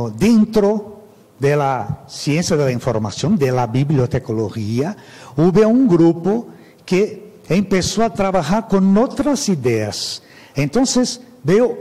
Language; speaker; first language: Spanish; non-native, fluent; Portuguese